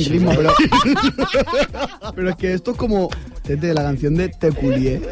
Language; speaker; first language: Spanish; native; Spanish